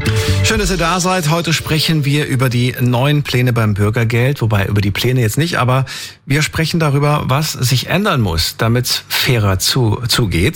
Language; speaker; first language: German; native; German